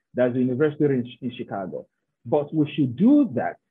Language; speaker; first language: English; non-native, local second language; Yoruba